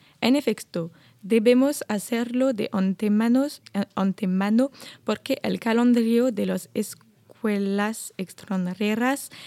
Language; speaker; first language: Spanish; non-native, learner; French